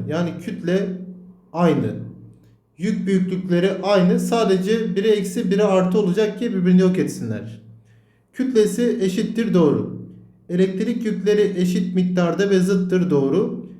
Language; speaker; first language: Turkish; native; Turkish